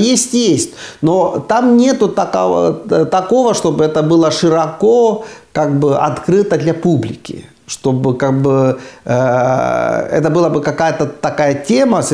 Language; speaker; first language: Russian; non-native, fluent; Estonian